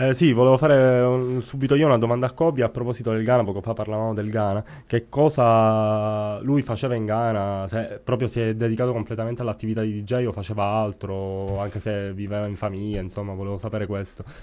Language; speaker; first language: Italian; native; Italian